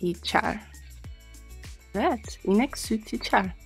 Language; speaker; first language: Turkish; non-native, learner; English